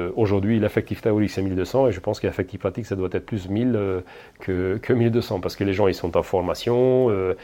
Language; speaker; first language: French; non-native, fluent; Hungarian